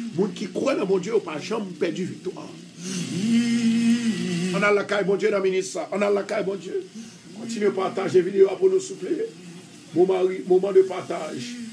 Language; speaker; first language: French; non-native, local second language; Haitian Creole